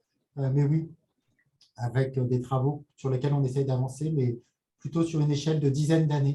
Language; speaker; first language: French; native; French